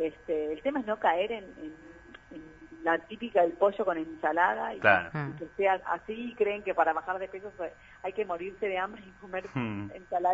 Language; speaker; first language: Spanish; native; Spanish